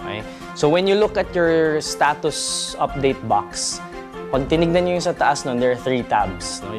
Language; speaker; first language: Filipino; native; Filipino